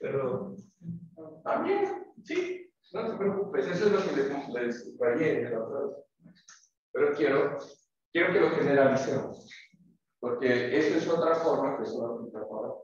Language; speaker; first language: Spanish; native; Spanish